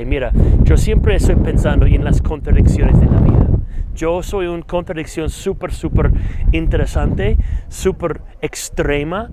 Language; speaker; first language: Spanish; non-native, fluent; English